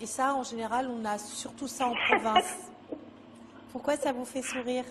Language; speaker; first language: French; native; French